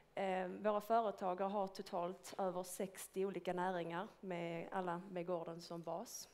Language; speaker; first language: Swedish; native; Swedish